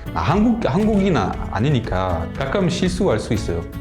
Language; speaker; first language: Korean; non-native, learner; French